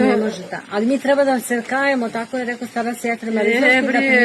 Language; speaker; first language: Bosnian; native; Bosnian